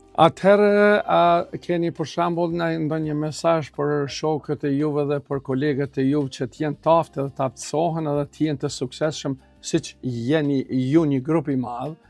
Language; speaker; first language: Albanian; native; Albanian